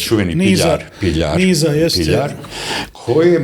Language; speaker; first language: Bosnian; native; Bosnian